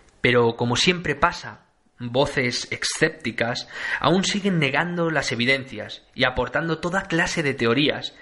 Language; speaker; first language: Spanish; native; Spanish